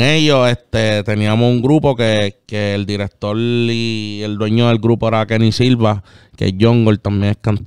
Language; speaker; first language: Spanish; native; Spanish